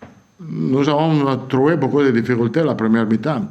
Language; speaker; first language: French; non-native, fluent; Italian